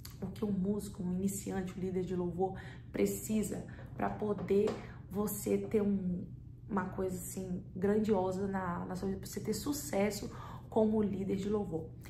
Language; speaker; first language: Portuguese; native; Portuguese